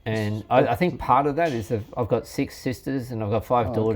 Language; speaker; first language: English; native; English